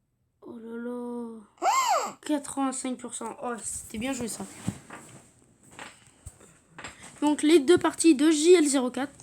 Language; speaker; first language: French; native; French